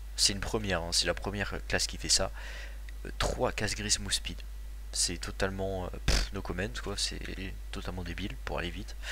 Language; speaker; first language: French; native; French